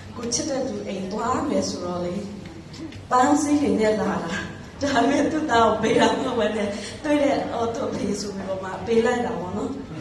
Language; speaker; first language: Burmese; non-native, local second language; Tedim Chin